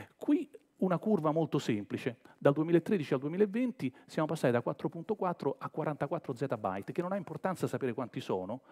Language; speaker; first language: Italian; native; Italian